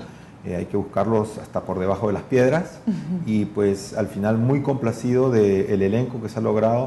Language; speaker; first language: Spanish; native; Spanish